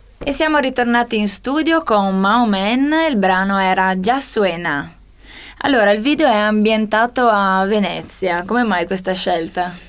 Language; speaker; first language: Italian; native; Italian